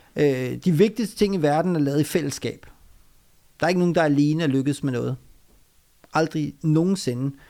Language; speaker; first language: Danish; early bilingual, other home language; Urdu